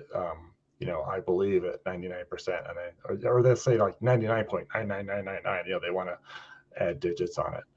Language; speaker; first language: English; native; English